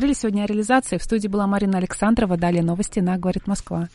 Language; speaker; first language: Russian; native; Russian